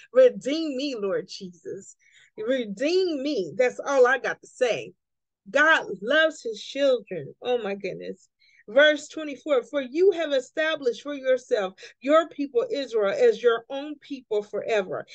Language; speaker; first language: English; native; English